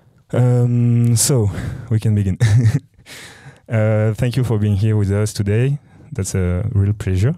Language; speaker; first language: English; non-native, fluent; French